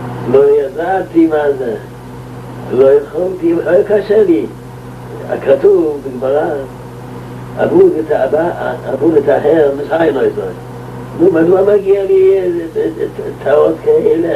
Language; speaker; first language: Hebrew; non-native, local second language; Yiddish